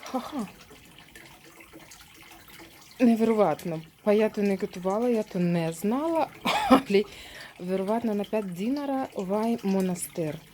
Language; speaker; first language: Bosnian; non-native, learner; Russian